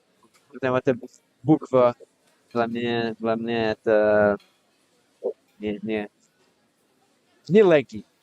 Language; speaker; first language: Russian; non-native, learner; English